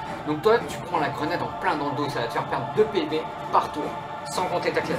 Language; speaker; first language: French; native; French